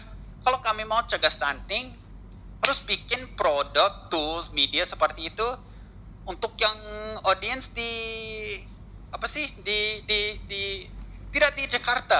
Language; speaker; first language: Indonesian; non-native, learner; English